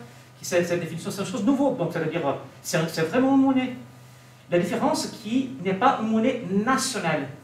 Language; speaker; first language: French; non-native, learner; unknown